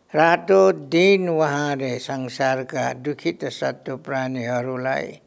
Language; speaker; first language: Nepali; non-native, local second language; Newari